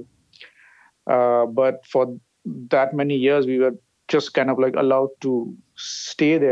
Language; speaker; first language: English; non-native, local second language; Bangla